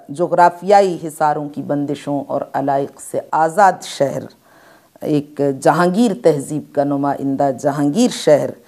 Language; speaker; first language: Urdu; native; Urdu